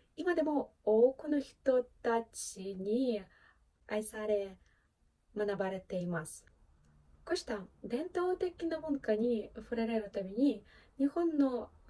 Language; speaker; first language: Japanese; non-native, fluent; Ukrainian